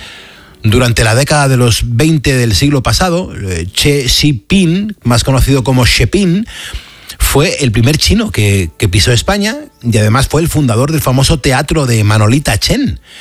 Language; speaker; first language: Spanish; native; Spanish